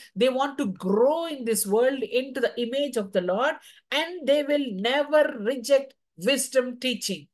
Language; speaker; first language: English; non-native, local second language; Telugu